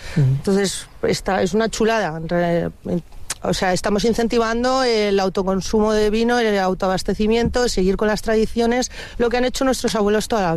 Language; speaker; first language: Spanish; native; Spanish